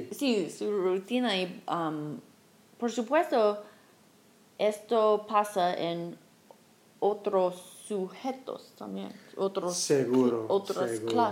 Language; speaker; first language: Spanish; non-native, learner; English